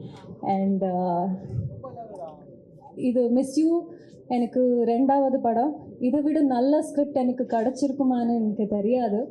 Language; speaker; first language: Tamil; non-native, learner; Kannada